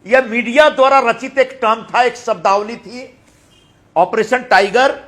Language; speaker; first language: Hindi; non-native, local second language; Marathi